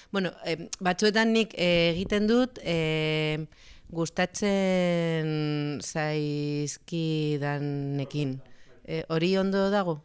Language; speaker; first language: Basque; non-native, learner; Spanish